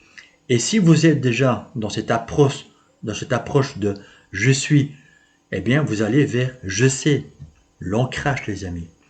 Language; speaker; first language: French; native; French